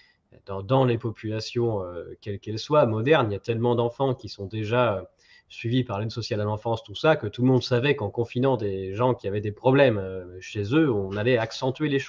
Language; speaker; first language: French; native; French